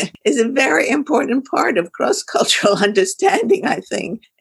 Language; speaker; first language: English; non-native, fluent; Arabic